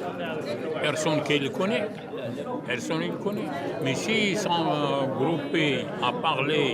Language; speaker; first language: French; non-native, fluent; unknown